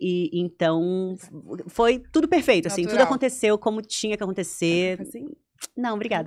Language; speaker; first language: Portuguese; native; Portuguese